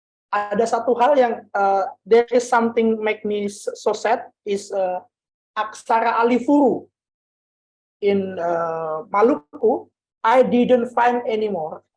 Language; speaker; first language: English; non-native, learner; Indonesian